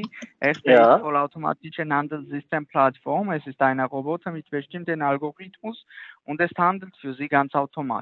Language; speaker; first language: German; non-native, learner; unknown